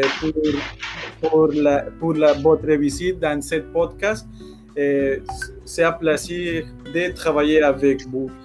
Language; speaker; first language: French; non-native, learner; Spanish